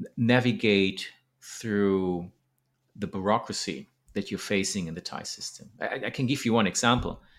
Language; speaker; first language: English; non-native, fluent; German